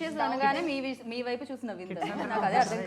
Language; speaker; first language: Telugu; native; Telugu